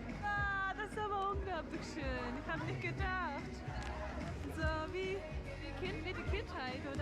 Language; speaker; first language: German; non-native, fluent; Mongolian